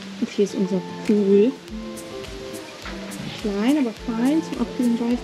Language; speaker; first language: German; native; German